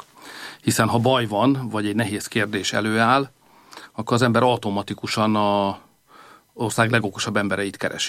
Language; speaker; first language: Hungarian; native; Hungarian